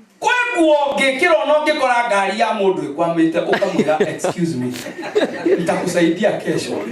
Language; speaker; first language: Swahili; non-native, local second language; Kikuyu